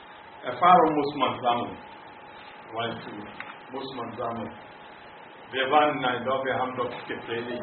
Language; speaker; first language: German; non-native, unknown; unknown